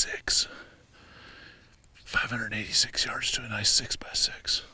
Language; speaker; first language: English; native; English